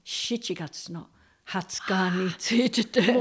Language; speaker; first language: Japanese; non-native, fluent; English